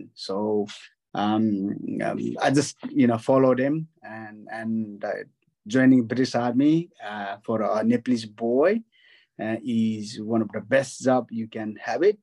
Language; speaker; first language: English; non-native, local second language; Nepali